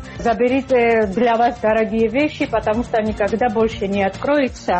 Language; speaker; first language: Russian; non-native, fluent; Georgian